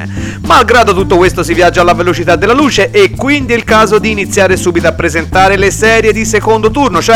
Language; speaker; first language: Italian; native; Italian